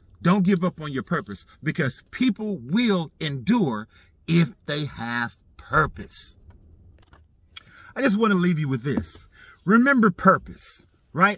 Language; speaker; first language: English; native; English